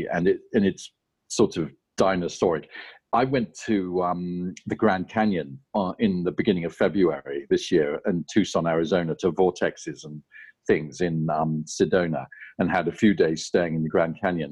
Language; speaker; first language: English; native; English